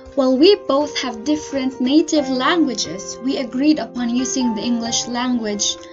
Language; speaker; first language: English; non-native, local second language; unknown